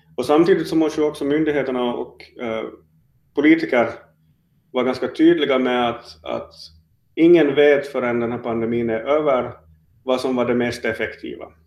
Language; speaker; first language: Swedish; native; Swedish